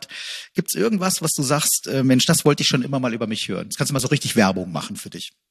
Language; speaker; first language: German; native; German